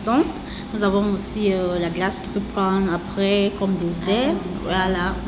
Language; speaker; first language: French; non-native, local second language; English